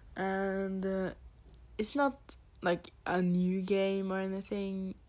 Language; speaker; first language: English; non-native, fluent; Norwegian